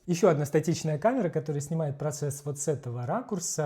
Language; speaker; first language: Russian; native; Russian